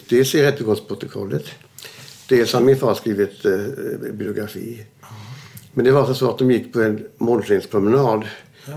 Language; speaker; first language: Swedish; early bilingual, other home language; German